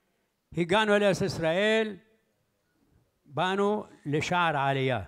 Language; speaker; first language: Hebrew; early bilingual, other home language; Arabic